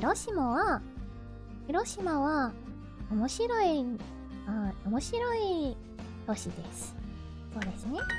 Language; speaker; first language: Japanese; non-native, learner; English